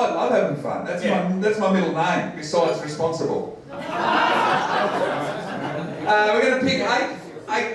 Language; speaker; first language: English; native; English